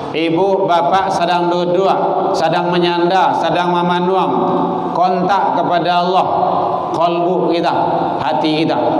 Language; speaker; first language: Malay; non-native, local second language; Minangkabau